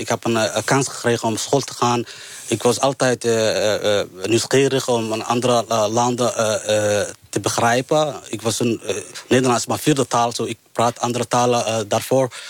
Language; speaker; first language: Dutch; non-native, fluent; Somali